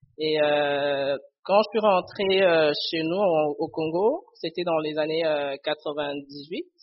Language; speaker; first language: French; non-native, local second language; Lingala